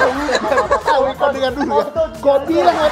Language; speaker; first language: Indonesian; native; Indonesian